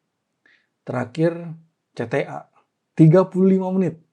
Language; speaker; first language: Indonesian; native; Indonesian